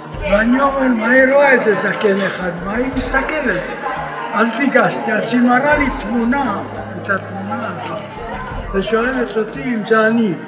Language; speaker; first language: Hebrew; non-native, fluent; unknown